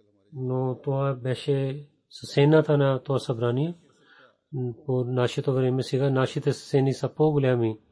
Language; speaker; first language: Bulgarian; non-native, learner; Urdu